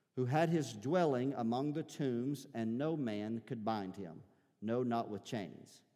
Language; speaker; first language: English; native; English